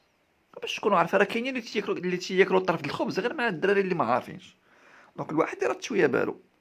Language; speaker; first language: Arabic; native; Arabic